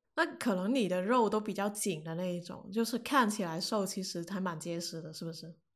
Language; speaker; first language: Chinese; non-native, local second language; Cantonese